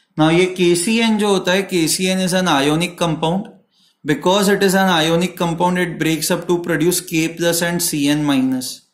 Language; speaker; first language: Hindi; non-native, local second language; Marathi